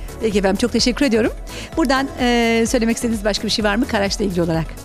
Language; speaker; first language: Turkish; native; Turkish